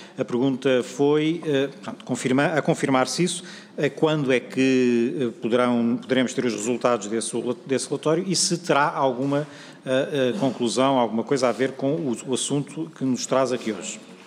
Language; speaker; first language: Portuguese; native; Portuguese